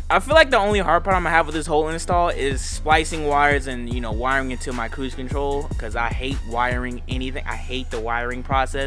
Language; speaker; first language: English; native; English